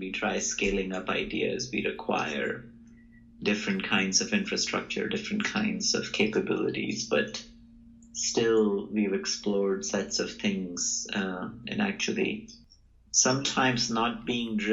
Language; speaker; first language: English; non-native, local second language; Hindi